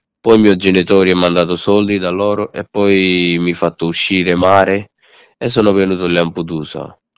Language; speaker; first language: Italian; non-native, learner; Bangla